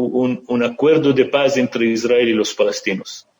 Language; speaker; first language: Spanish; non-native, fluent; Arabic